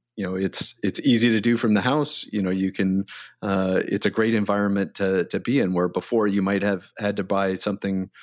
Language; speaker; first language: English; native; English